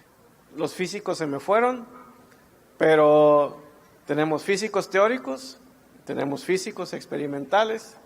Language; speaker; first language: Spanish; native; Spanish